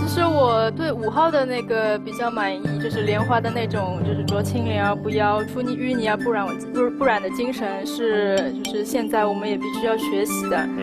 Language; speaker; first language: Chinese; native; Chinese